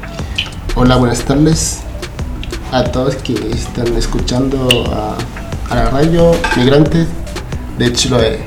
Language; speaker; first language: Spanish; non-native, learner; Haitian Creole